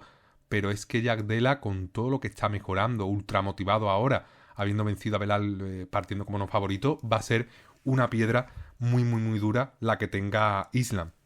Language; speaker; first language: Spanish; native; Spanish